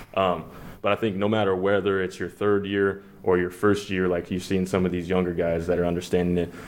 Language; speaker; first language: English; native; English